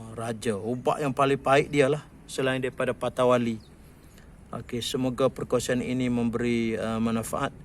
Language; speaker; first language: Malay; native; Malay